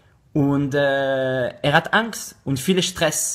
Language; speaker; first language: German; non-native, learner; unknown